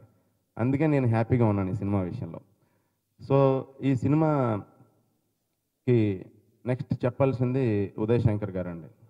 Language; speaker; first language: Telugu; native; Telugu